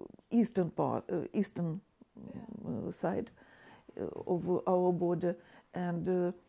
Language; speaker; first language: English; non-native, fluent; Ukrainian